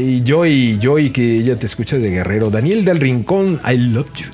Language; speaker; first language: Spanish; native; Spanish